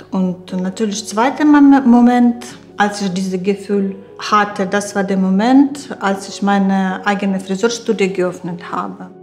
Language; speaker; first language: German; non-native, learner; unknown